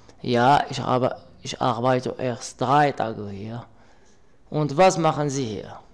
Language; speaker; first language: German; non-native, learner; Arabic